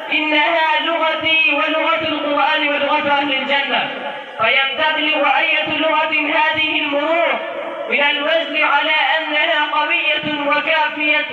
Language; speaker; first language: Arabic; non-native, learner; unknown